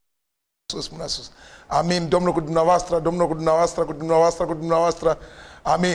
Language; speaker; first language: Romanian; non-native, learner; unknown